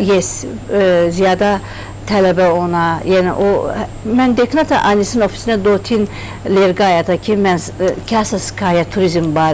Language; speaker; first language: Hindi; non-native, learner; Turkish